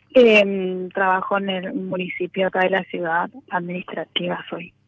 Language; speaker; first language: Spanish; native; Spanish